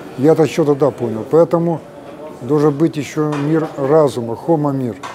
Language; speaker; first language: Russian; native; Russian